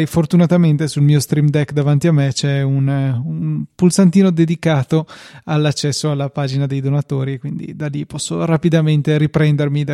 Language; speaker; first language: Italian; native; Italian